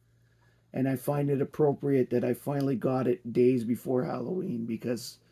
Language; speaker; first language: English; native; English